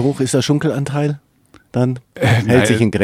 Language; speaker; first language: German; native; German